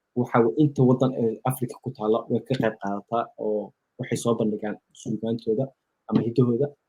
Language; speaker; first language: Somali; early bilingual, heritage; Somali